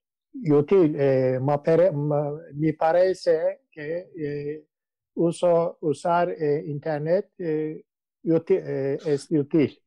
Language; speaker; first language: Spanish; non-native, learner; Turkish